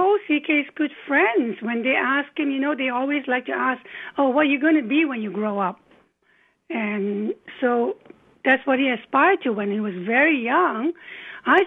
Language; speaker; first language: English; non-native, local second language; Cantonese